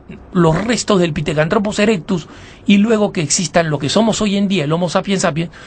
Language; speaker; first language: Spanish; native; Spanish